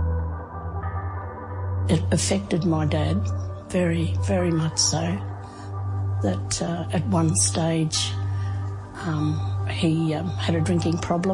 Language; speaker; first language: English; native; English